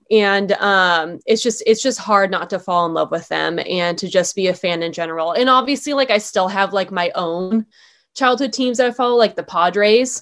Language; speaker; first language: English; native; English